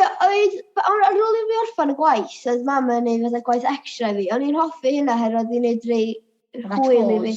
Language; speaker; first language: Welsh; native; Welsh